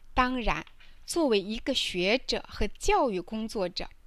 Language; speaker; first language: Chinese; native; Chinese